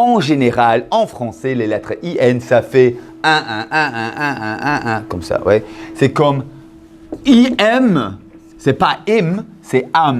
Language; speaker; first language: French; non-native, fluent; English